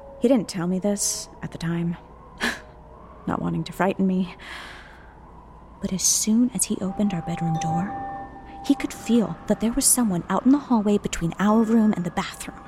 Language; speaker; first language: English; native; English